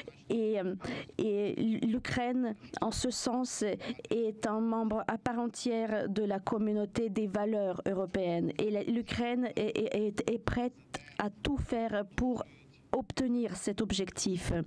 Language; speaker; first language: French; non-native, fluent; Ukrainian